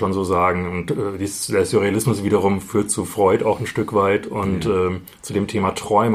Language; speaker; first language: German; native; German